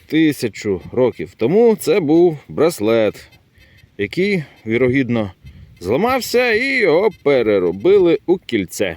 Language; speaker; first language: Ukrainian; native; Ukrainian